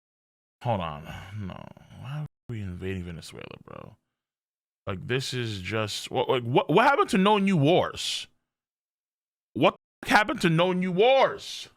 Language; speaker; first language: English; native; English